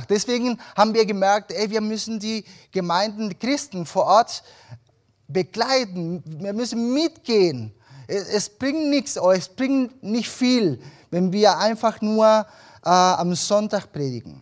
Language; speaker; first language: German; early bilingual, other home language; Spanish